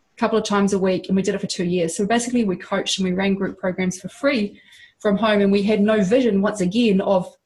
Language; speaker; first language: English; native; English